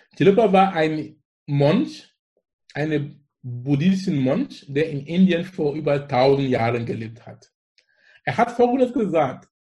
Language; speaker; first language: German; non-native, fluent; English